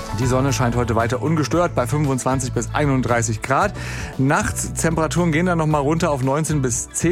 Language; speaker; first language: German; native; German